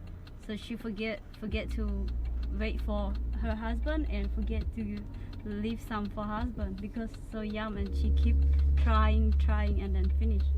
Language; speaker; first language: English; non-native, learner; Thai